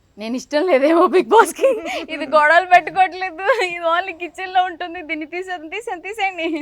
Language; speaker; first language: Telugu; native; Telugu